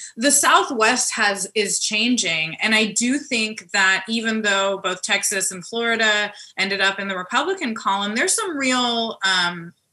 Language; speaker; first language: English; native; English